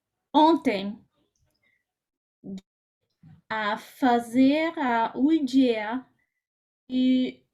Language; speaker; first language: Portuguese; non-native, learner; English